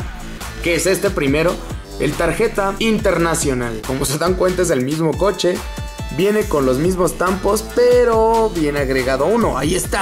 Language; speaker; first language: Spanish; native; Spanish